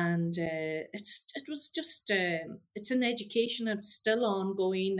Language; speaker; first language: English; native; English